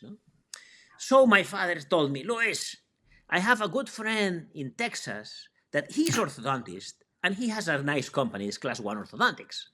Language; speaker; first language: English; non-native, fluent; Spanish